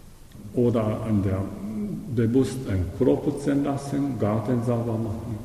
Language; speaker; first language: German; non-native, learner; Japanese